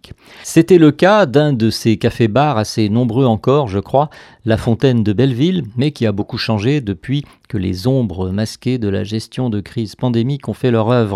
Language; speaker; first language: French; native; French